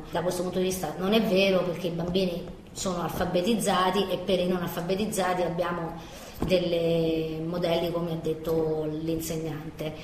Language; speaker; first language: Italian; native; Italian